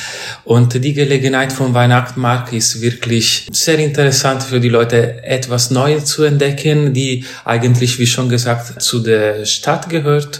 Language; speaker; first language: German; non-native, fluent; Italian